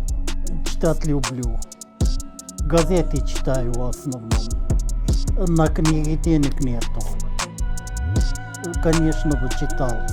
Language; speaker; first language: Russian; non-native, local second language; Turkmen